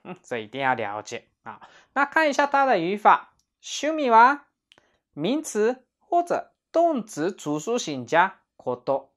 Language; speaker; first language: Chinese; non-native, fluent; Japanese